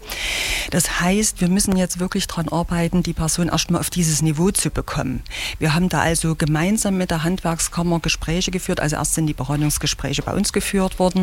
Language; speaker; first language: German; native; German